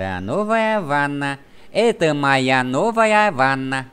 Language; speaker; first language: Russian; non-native, fluent; Vietnamese